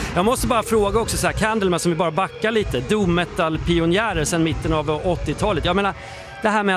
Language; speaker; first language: Swedish; native; Swedish